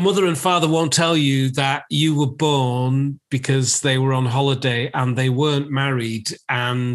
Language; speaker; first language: English; native; English